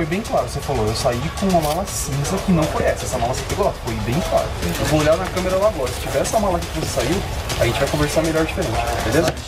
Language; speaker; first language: Portuguese; native; Portuguese